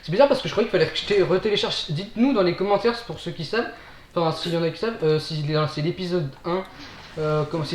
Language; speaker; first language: French; native; French